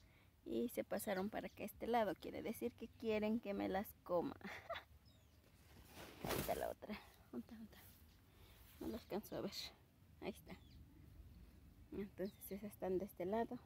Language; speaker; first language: Spanish; native; Spanish